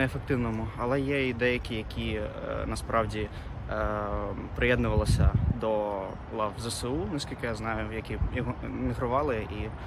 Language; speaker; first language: Ukrainian; native; Ukrainian